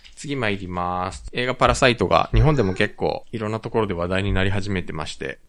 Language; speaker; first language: Japanese; native; Japanese